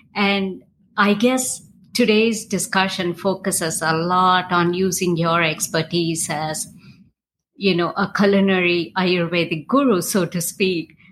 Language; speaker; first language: English; non-native, local second language; Tamil